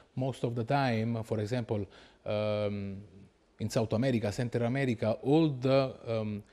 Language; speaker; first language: English; non-native, fluent; Italian